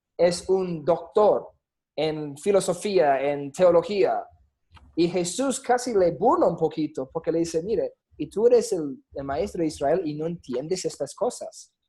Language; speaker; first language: Spanish; non-native, fluent; English